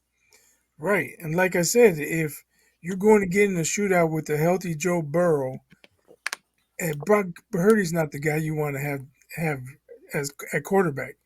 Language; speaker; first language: English; native; English